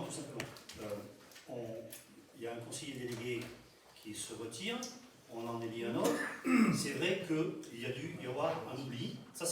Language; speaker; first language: French; native; French